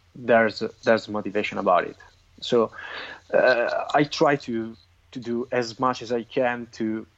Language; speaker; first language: English; non-native, fluent; Italian